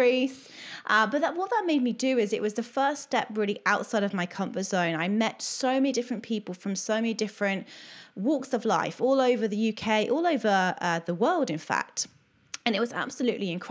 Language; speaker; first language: English; native; English